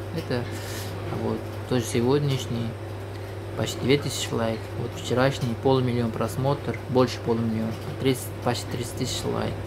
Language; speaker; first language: Russian; non-native, local second language; Uzbek